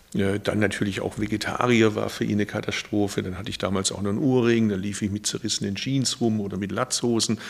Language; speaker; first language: German; early bilingual, other home language; Turkish